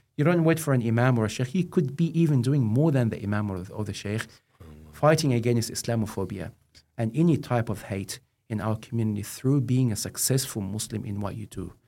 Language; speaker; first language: English; non-native, fluent; Arabic